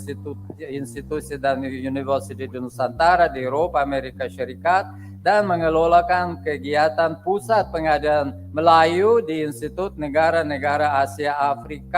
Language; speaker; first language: Indonesian; non-native, fluent; Russian